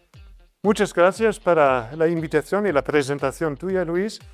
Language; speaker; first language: Spanish; non-native, fluent; German